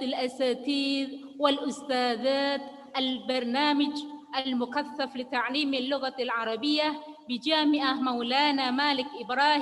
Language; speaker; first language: Arabic; non-native, fluent; Indonesian